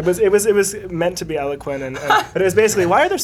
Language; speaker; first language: English; native; English